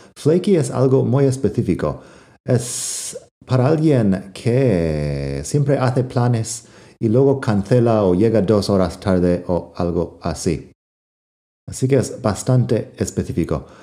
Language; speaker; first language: Spanish; non-native, fluent; English